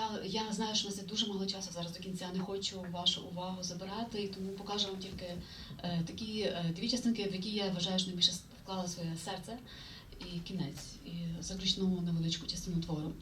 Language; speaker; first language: Ukrainian; native; Ukrainian